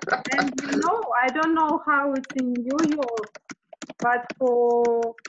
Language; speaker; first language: English; non-native, learner; Russian